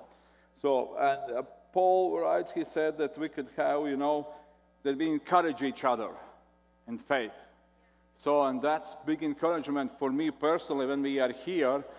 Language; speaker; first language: English; non-native, fluent; Latvian